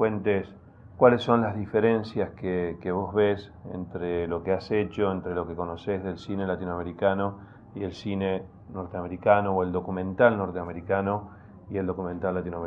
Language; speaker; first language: Spanish; native; Spanish